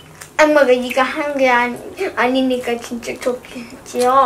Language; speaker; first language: Korean; early bilingual, heritage; English